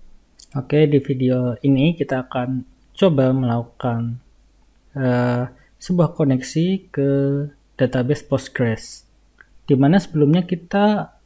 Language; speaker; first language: Indonesian; native; Indonesian